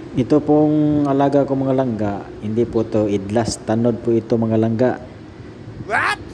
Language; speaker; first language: Filipino; non-native, local second language; Cebuano